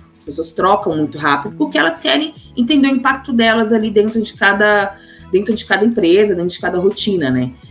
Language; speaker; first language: Portuguese; native; Portuguese